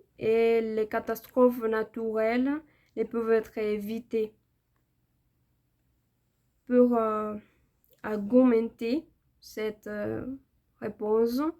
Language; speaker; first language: French; non-native, learner; Spanish